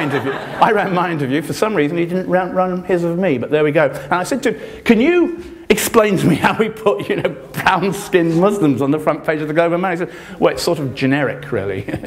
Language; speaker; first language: English; native; English